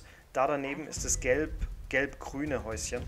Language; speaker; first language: German; native; German